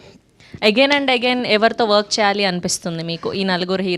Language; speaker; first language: Telugu; native; Telugu